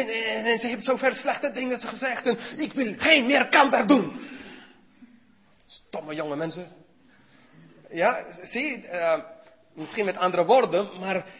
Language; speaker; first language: Dutch; non-native, learner; English